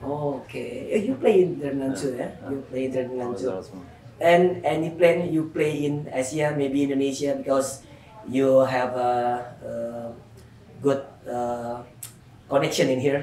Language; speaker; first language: English; non-native, learner; Indonesian